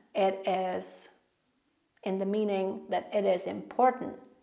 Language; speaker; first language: English; non-native, fluent; Polish